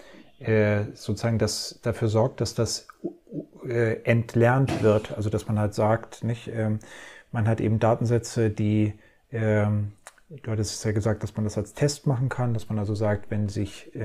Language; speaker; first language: German; native; German